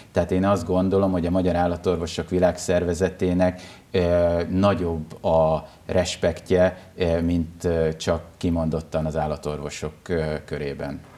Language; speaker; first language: Hungarian; native; Hungarian